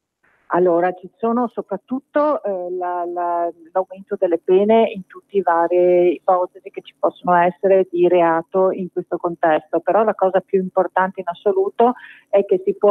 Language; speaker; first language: Italian; native; Italian